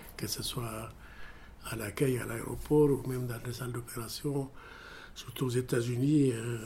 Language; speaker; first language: French; non-native, fluent; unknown